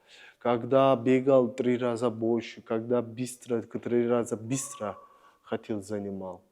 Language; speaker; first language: Russian; non-native, learner; Turkish